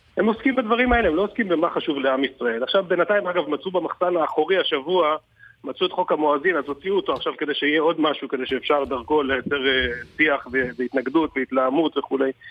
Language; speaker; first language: Hebrew; native; Hebrew